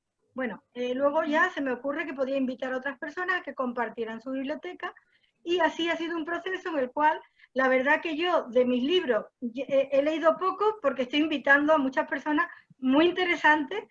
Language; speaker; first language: Spanish; native; Spanish